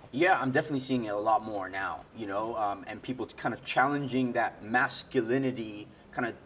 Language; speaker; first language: English; native; English